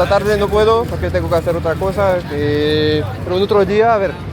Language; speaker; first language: Spanish; non-native, learner; French